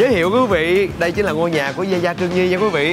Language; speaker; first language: Vietnamese; native; Vietnamese